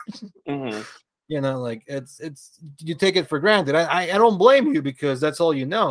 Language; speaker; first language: English; early bilingual, other home language; Spanish